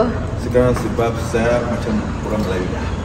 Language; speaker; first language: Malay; non-native, learner; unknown